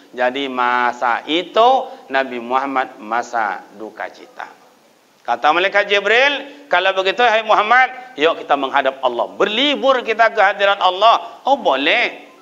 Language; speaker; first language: Malay; non-native, local second language; Minangkabau